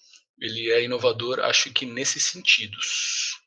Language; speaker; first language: Portuguese; native; Portuguese